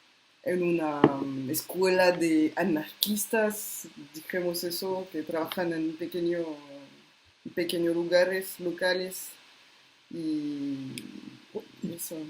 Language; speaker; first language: Spanish; non-native, fluent; French